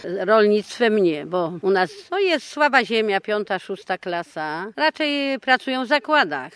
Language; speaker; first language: Polish; native; Polish